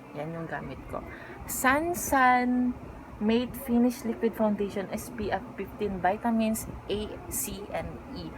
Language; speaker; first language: Filipino; native; Filipino